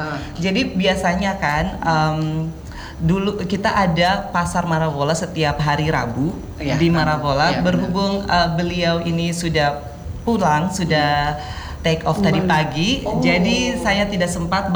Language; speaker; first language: Indonesian; non-native, local second language; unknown